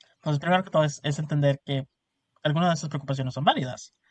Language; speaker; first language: Spanish; early bilingual, heritage; Spanish